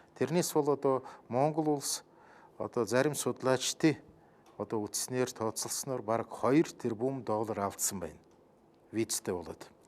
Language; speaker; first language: Mongolian; non-native, fluent; Russian